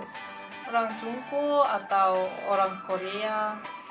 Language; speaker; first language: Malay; non-native, learner; Russian